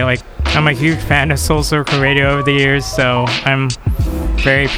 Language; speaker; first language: English; native; English